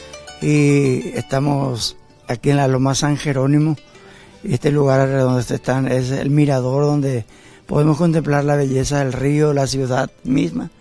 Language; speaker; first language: Spanish; native; Spanish